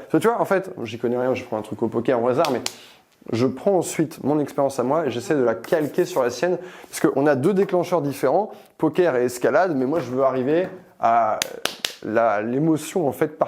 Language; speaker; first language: French; native; French